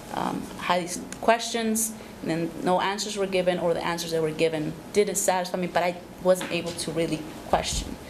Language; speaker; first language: English; early bilingual, other home language; Spanish